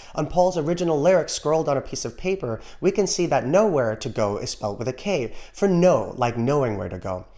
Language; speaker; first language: English; native; English